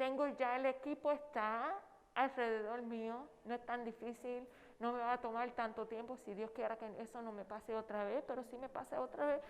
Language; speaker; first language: Spanish; non-native, fluent; English